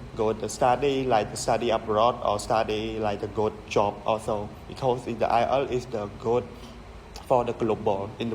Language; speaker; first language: English; non-native, learner; Khmer